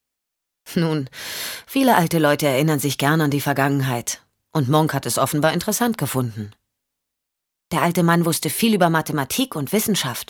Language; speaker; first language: German; native; German